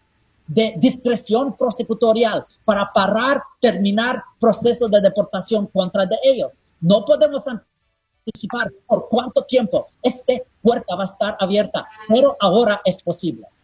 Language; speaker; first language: Spanish; non-native, fluent; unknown